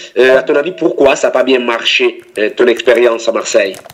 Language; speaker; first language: French; non-native, fluent; Italian